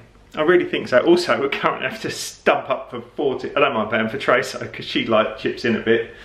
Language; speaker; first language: English; native; English